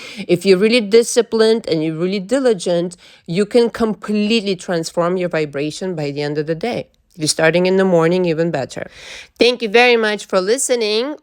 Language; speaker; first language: English; non-native, fluent; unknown